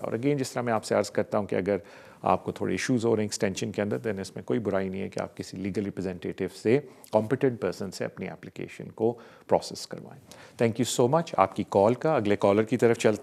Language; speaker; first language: Urdu; native; Urdu